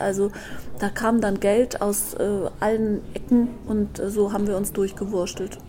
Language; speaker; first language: German; native; German